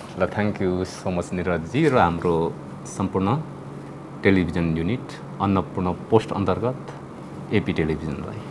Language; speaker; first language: Nepali; non-native, local second language; Limburgish